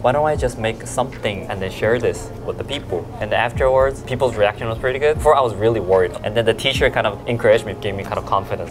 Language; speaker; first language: English; non-native, fluent; Korean